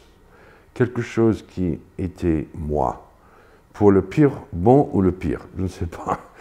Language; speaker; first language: French; non-native, fluent; English